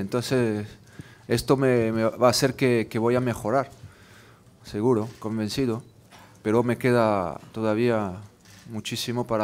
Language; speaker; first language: Spanish; non-native, fluent; French